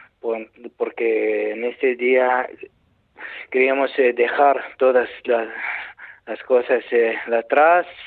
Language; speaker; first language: Spanish; non-native, learner; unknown